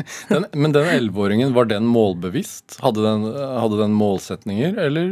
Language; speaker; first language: Norwegian; native; Norwegian